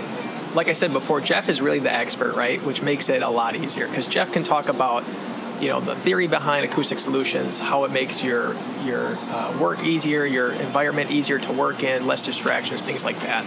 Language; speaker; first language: English; native; English